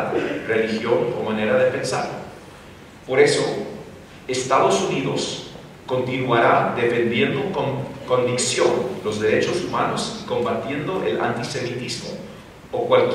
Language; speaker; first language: Spanish; non-native, fluent; English